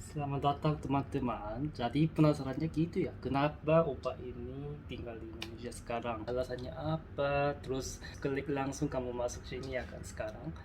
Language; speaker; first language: Indonesian; non-native, learner; Korean